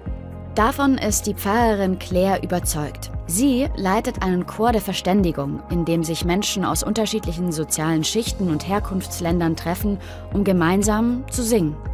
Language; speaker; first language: German; native; German